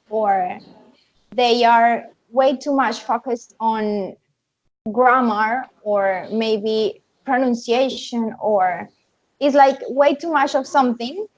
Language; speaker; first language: English; non-native, fluent; Spanish